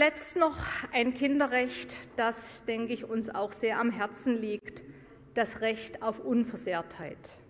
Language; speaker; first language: German; native; German